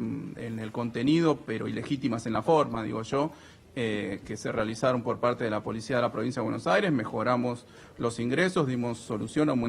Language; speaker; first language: Spanish; native; Spanish